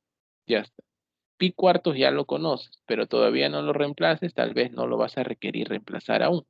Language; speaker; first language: Spanish; native; Spanish